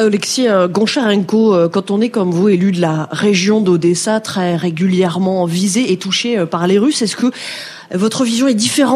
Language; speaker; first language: French; native; French